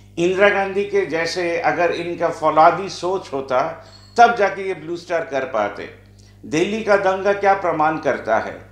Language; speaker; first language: Hindi; non-native, local second language; Bangla